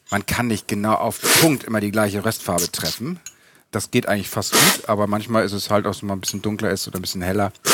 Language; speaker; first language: German; native; German